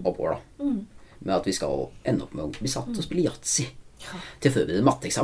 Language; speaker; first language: Norwegian; native; Norwegian